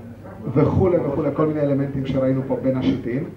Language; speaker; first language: Hebrew; native; Hebrew